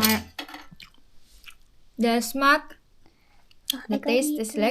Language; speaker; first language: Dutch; non-native, learner; Filipino